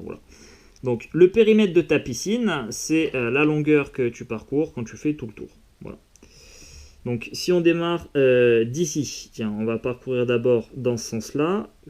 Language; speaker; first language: French; native; French